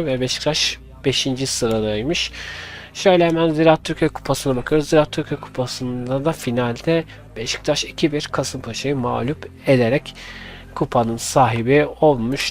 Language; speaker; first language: Turkish; native; Turkish